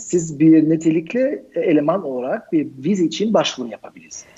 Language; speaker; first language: Turkish; non-native, fluent; German